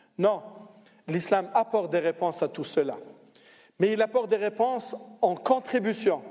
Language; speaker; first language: French; non-native, local second language; Arabic